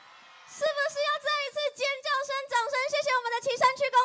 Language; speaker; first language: Chinese; native; Chinese